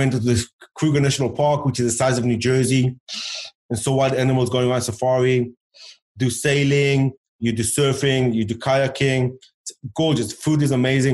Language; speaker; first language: English; early bilingual, other home language; Hebrew